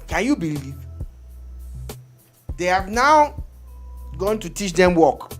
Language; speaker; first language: English; non-native, local second language; Yoruba